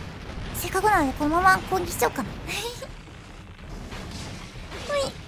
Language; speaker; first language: Japanese; native; Japanese